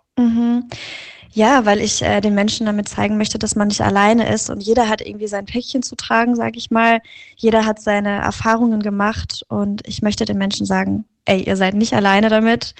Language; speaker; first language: German; native; German